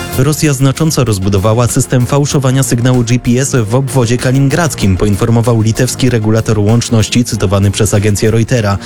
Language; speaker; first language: Polish; native; Polish